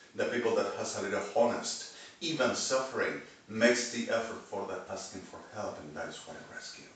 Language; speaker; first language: English; non-native, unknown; Spanish